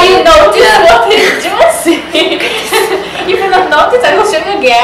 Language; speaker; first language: English; non-native, learner; Russian